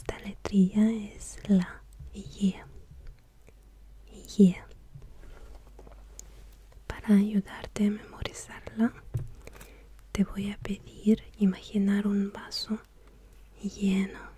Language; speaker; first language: Spanish; non-native, fluent; Russian